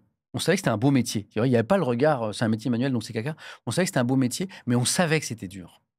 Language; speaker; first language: French; native; French